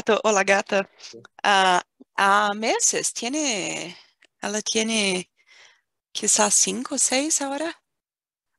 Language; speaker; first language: Spanish; non-native, fluent; Portuguese